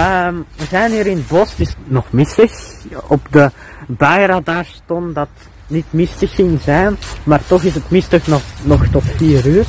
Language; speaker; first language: Dutch; native; Dutch